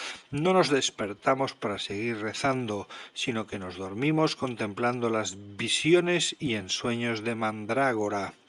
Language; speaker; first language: Spanish; native; Spanish